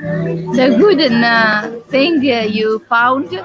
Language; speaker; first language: English; non-native, fluent; Greek